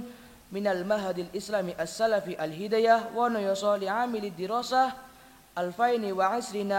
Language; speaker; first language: Arabic; non-native, learner; Indonesian